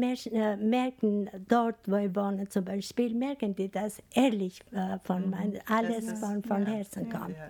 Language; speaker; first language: German; non-native, learner; Albanian